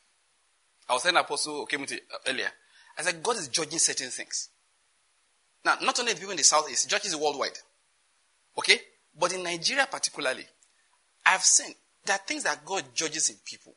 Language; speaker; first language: English; non-native, local second language; Yoruba